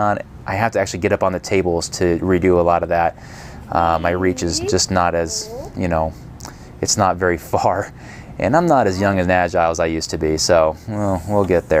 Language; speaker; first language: English; native; English